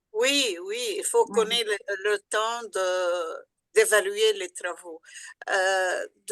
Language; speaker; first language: French; non-native, local second language; Arabic